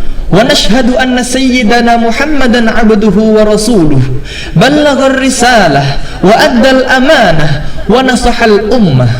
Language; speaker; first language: Arabic; non-native, learner; Indonesian